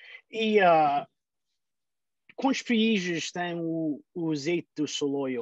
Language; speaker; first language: Portuguese; early bilingual, heritage; Portuguese